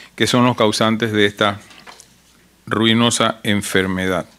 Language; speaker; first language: Spanish; native; Spanish